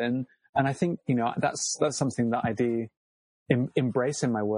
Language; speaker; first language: English; native; English